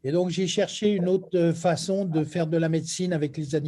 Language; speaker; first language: French; native; French